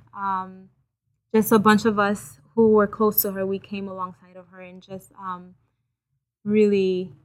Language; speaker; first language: English; early bilingual, other home language; Haitian Creole